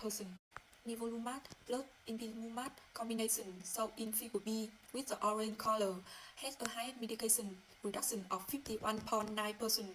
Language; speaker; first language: English; non-native, learner; Vietnamese